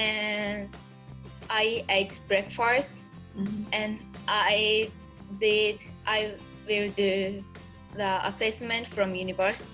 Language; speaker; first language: English; non-native, learner; Japanese